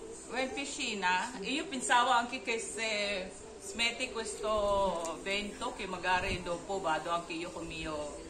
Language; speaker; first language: Italian; non-native, learner; Filipino